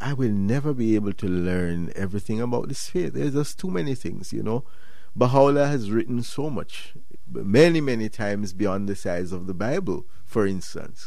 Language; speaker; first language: English; non-native, local second language; Jamaican Creole English